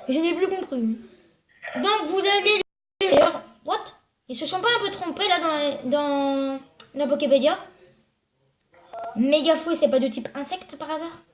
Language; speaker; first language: French; native; French